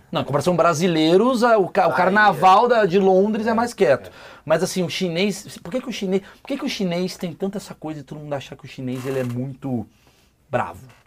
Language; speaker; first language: Portuguese; native; Portuguese